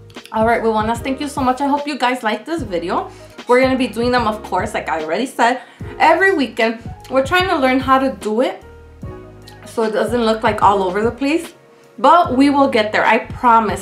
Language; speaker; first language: English; early bilingual, other home language; Spanish